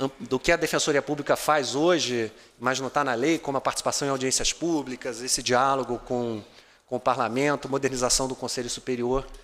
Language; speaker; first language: Portuguese; native; Portuguese